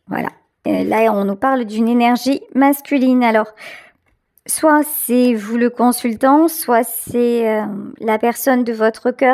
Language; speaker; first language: French; native; French